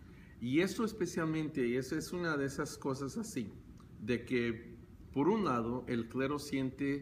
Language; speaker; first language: Spanish; early bilingual, heritage; Spanish